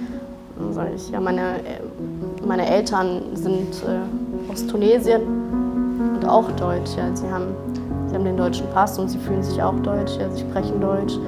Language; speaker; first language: German; early bilingual, other home language; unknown